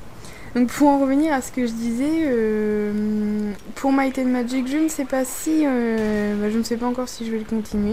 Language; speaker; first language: French; native; French